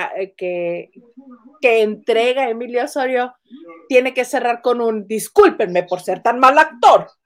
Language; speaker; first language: Spanish; native; Spanish